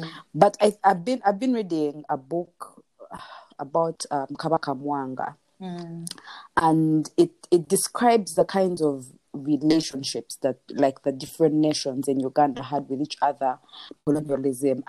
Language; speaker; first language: English; non-native, local second language; Nyankole